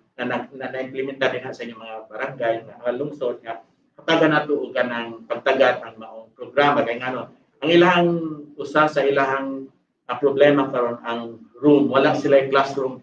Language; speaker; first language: Cebuano; native; Cebuano